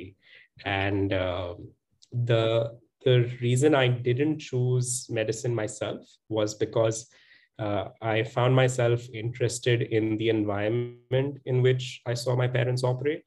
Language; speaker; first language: English; non-native, local second language; Hindi